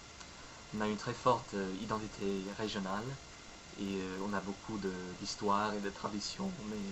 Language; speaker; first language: French; non-native, fluent; English